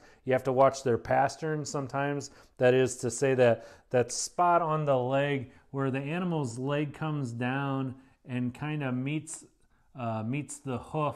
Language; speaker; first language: English; native; English